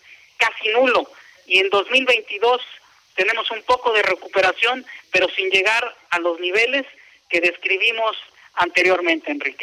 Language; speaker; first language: Spanish; native; Spanish